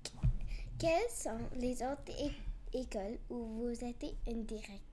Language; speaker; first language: French; non-native, learner; English